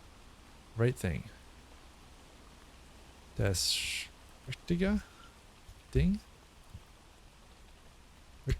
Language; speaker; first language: German; non-native, learner; English